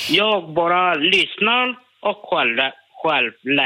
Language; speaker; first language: Swedish; non-native, learner; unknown